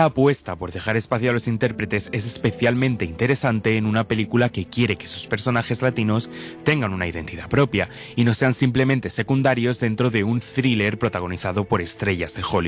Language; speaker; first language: Spanish; native; Spanish